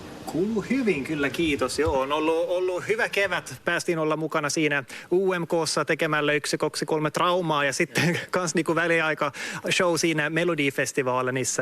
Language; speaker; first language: Finnish; non-native, local second language; Swedish